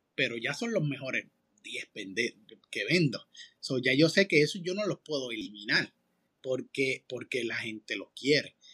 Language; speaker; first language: Spanish; native; Spanish